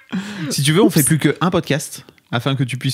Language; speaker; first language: French; native; French